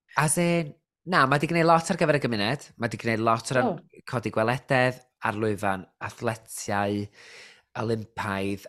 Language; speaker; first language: Welsh; native; Welsh